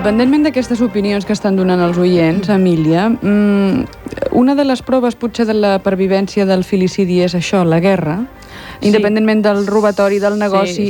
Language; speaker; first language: Catalan; native; Catalan